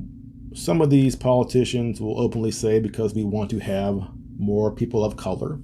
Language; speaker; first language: English; native; English